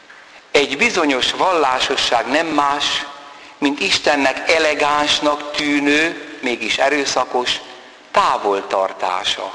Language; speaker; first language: Hungarian; native; Hungarian